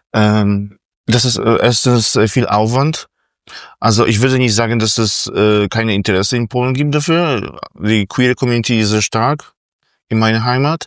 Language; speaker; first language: German; non-native, fluent; Polish